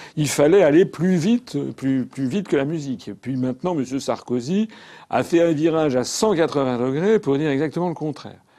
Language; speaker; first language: French; native; French